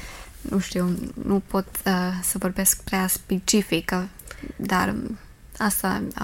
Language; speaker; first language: Romanian; early bilingual, heritage; Romanian